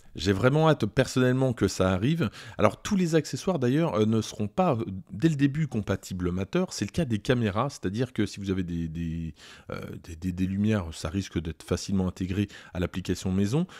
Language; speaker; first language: French; native; French